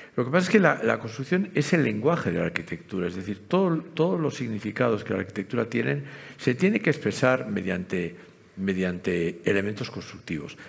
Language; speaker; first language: Spanish; native; Spanish